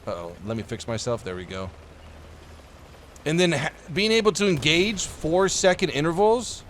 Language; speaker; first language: English; native; English